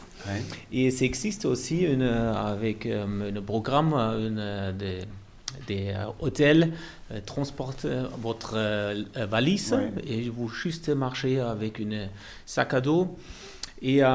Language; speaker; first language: French; non-native, fluent; German